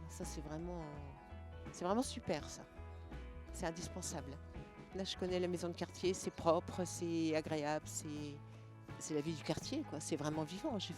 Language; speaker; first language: French; native; French